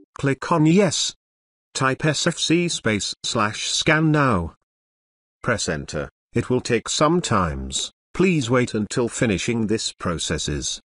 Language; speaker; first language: English; non-native, local second language; Bangla